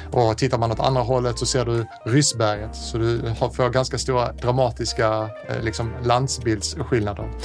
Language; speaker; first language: Swedish; native; Swedish